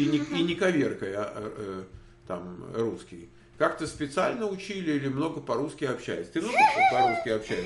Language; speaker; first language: Russian; native; Russian